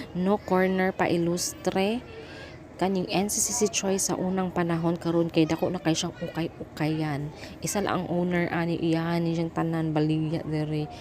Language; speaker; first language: Cebuano; native; Cebuano